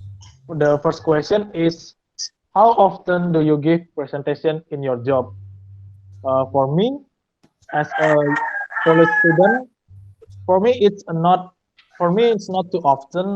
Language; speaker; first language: English; non-native, learner; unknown